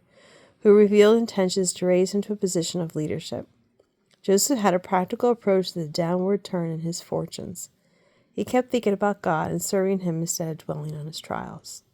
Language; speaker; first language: English; native; English